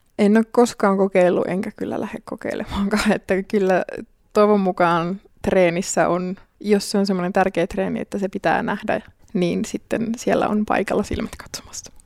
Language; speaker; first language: Finnish; native; Finnish